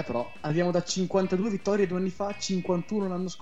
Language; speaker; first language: Italian; native; Italian